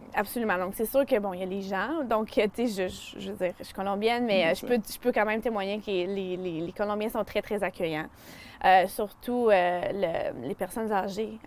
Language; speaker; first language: French; early bilingual, other home language; Spanish